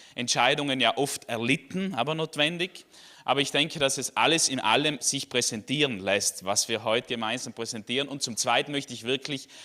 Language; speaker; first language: German; native; German